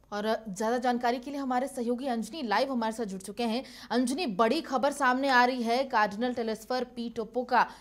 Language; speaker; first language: Hindi; native; Hindi